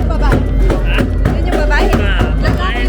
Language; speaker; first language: Filipino; native; Filipino